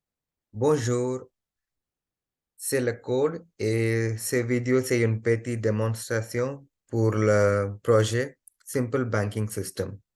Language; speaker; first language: French; non-native, learner; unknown